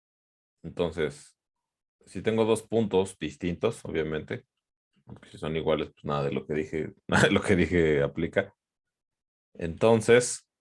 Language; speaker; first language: Spanish; native; Spanish